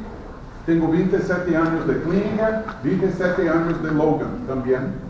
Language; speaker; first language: Spanish; non-native, fluent; Portuguese